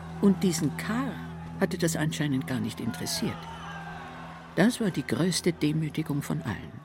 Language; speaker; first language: German; native; German